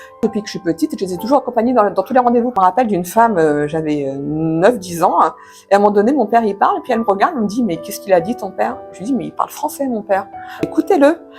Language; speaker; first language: French; native; French